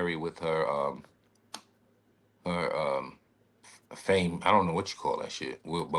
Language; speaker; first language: English; native; English